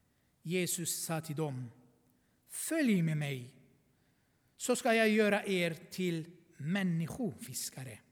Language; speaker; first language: Swedish; non-native, fluent; Armenian